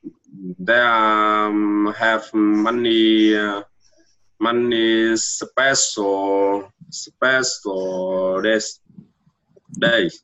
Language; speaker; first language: English; non-native, learner; Vietnamese